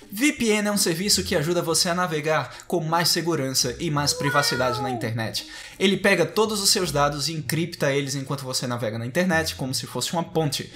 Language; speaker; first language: Portuguese; native; Portuguese